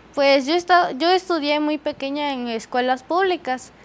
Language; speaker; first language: Spanish; native; Spanish